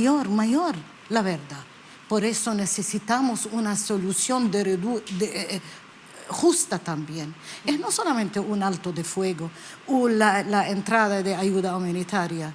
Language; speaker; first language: Spanish; non-native, learner; Arabic